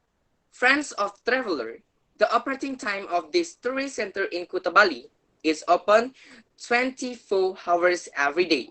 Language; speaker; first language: English; non-native, learner; Indonesian